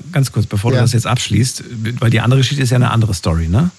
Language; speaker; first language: German; native; German